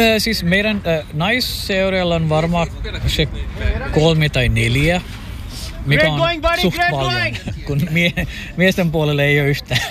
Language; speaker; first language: Finnish; non-native, fluent; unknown